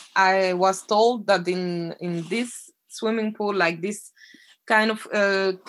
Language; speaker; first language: English; non-native, fluent; French